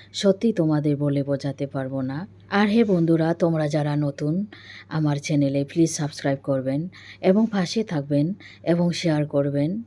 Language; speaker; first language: Bangla; non-native, local second language; Bodo